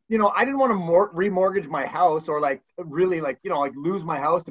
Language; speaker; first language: English; native; English